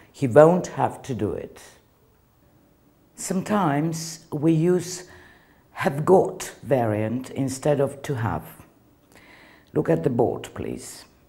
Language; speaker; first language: English; non-native, fluent; Georgian